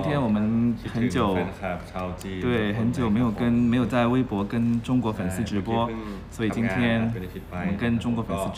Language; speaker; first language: Chinese; non-native, fluent; Thai